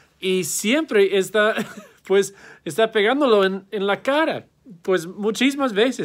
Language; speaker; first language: Spanish; non-native, fluent; English